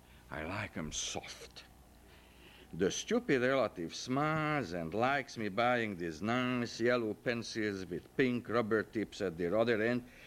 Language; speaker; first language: English; non-native, fluent; Hungarian